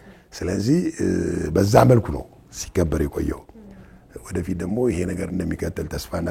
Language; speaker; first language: Amharic; non-native, local second language; Tigrinya